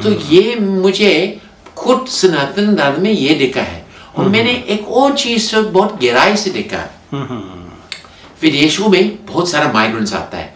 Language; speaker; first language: Hindi; non-native, fluent; English